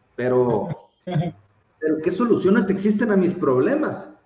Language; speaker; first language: Spanish; native; Spanish